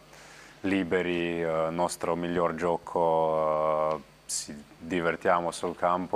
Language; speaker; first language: Italian; non-native, learner; Slovenian